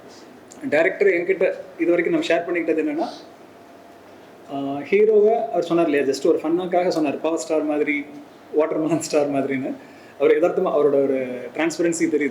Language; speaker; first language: Tamil; native; Tamil